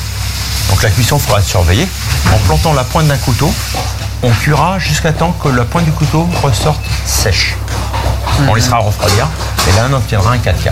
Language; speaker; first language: French; native; French